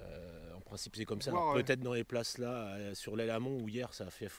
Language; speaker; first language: French; native; French